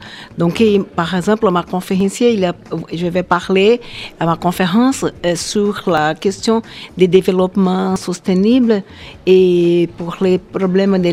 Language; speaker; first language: French; non-native, fluent; Portuguese